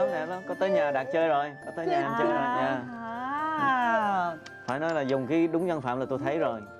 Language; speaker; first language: Vietnamese; native; Vietnamese